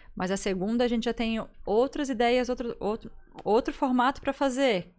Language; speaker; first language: Portuguese; native; Portuguese